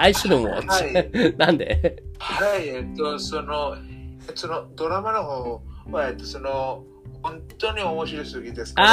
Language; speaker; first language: Japanese; non-native, learner; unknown